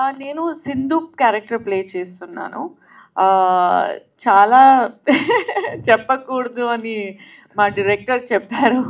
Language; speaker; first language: Telugu; non-native, local second language; Hindi